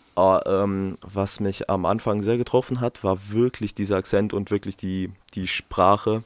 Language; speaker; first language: German; non-native, fluent; Romanian